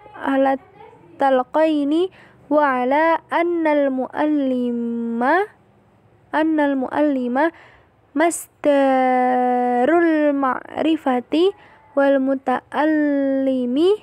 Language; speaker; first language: Arabic; non-native, learner; Indonesian